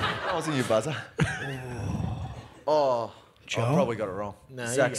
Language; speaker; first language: English; native; English